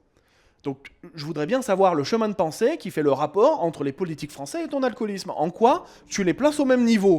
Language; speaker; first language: French; native; French